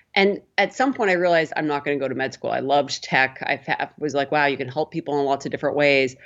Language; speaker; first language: English; native; English